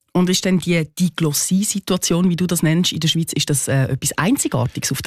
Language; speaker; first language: German; native; German